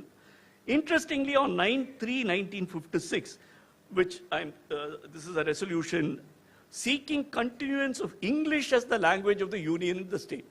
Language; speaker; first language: English; non-native, local second language; Tamil